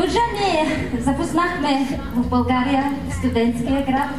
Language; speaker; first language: Bulgarian; non-native, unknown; Mongolian